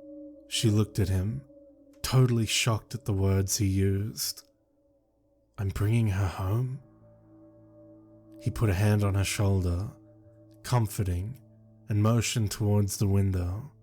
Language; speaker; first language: English; native; English